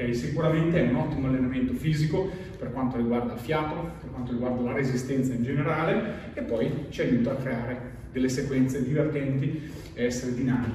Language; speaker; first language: Italian; native; Italian